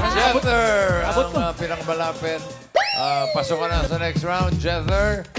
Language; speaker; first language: Filipino; native; Filipino